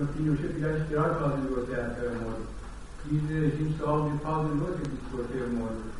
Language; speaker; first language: German; non-native, learner; Persian